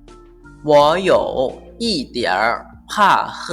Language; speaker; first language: Chinese; non-native, fluent; Lao